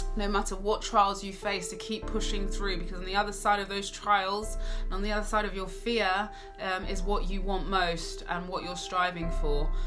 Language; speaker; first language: English; native; English